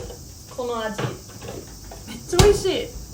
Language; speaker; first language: Japanese; non-native, learner; English